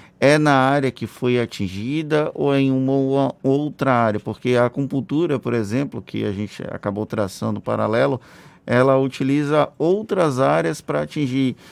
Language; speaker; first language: Portuguese; native; Portuguese